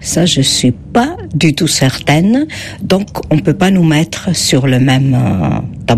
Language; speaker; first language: French; non-native, fluent; Greek